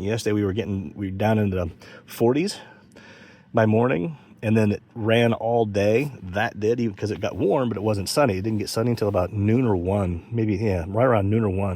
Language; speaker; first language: English; native; English